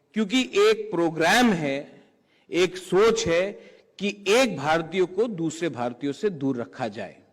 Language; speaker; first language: Hindi; non-native, local second language; Kok Borok